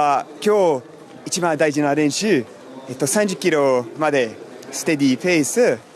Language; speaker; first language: Japanese; non-native, learner; English